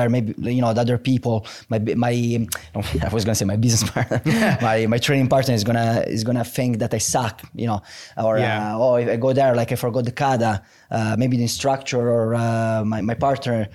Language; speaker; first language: English; non-native, fluent; Italian